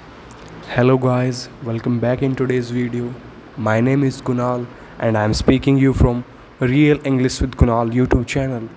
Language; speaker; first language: English; non-native, local second language; Hindi